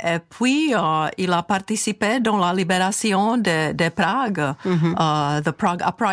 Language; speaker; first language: French; non-native, fluent; Czech